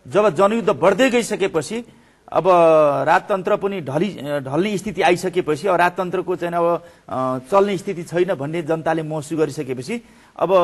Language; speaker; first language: Nepali; native; Nepali